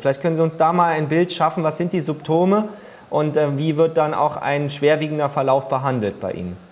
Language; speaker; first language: German; native; German